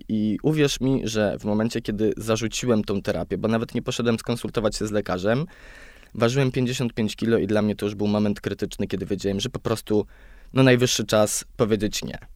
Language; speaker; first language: Polish; native; Polish